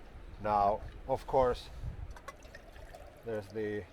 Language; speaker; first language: English; non-native, fluent; Finnish